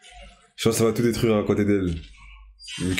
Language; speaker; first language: French; native; French